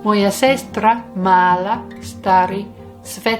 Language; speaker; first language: Ukrainian; non-native, learner; English